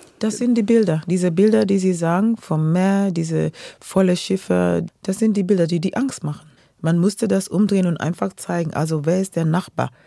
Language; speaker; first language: German; non-native, fluent; Luo (Kenya and Tanzania)